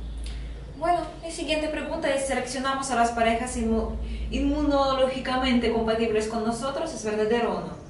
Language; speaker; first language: Spanish; non-native, fluent; Russian